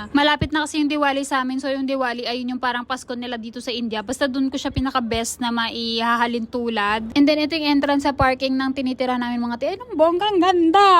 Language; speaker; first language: Filipino; native; Filipino